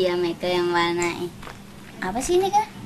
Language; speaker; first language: Indonesian; native; Indonesian